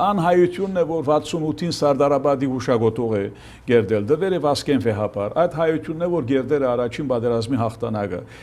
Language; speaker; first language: Armenian; early bilingual, heritage; Armenian